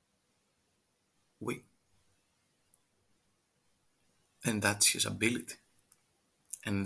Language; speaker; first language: English; non-native, fluent; Greek